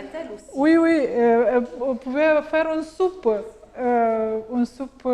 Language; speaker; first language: French; non-native, learner; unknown